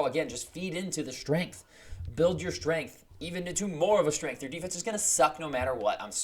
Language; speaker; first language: English; native; English